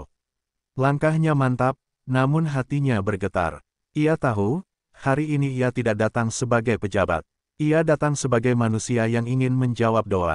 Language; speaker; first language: Indonesian; native; Indonesian